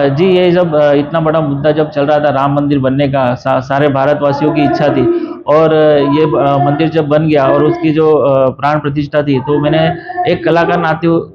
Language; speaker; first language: Hindi; non-native, local second language; Marathi